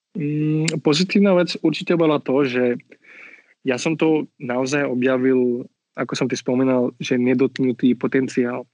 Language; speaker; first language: Slovak; non-native, fluent; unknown